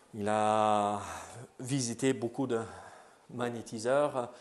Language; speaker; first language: French; non-native, fluent; English